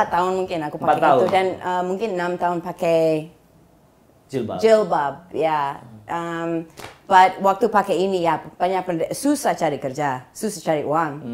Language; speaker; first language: Indonesian; non-native, fluent; English